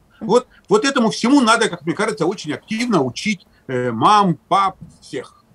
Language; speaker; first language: Russian; native; Russian